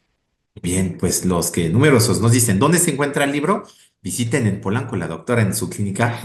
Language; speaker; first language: Spanish; native; Spanish